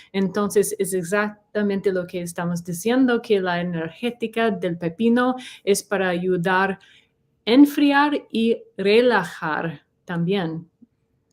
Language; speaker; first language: Spanish; non-native, learner; English